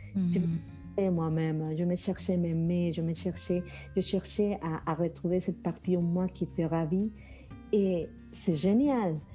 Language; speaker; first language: French; non-native, fluent; Spanish